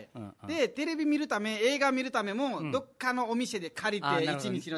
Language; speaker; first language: Japanese; non-native, fluent; Nepali